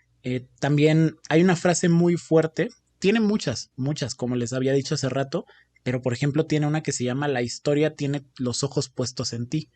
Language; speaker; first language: Spanish; native; Spanish